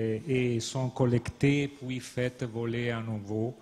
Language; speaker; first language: French; non-native, learner; Italian